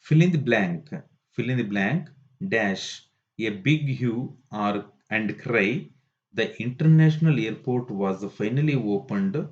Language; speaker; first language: English; non-native, local second language; Kannada